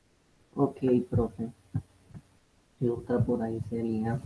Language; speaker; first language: Spanish; native; Spanish